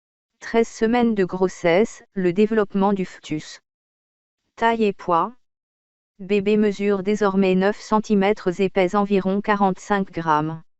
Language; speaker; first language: French; native; French